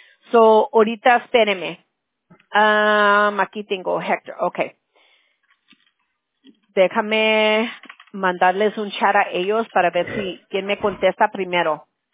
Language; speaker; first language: Spanish; early bilingual, heritage; Spanish